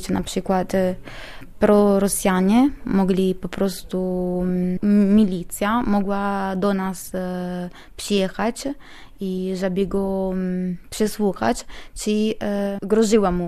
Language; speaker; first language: Polish; non-native, learner; Italian